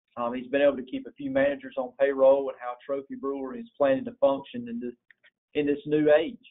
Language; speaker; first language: English; native; English